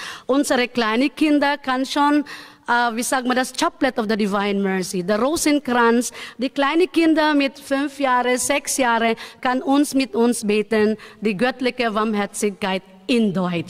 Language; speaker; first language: German; non-native, learner; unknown